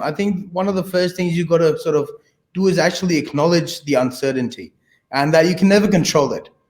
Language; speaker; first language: English; early bilingual, other home language; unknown